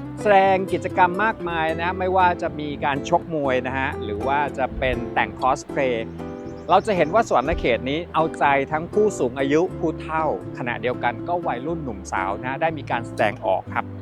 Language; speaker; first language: Thai; native; Thai